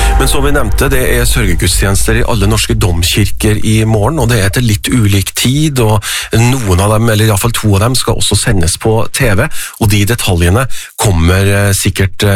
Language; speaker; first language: Norwegian; native; Norwegian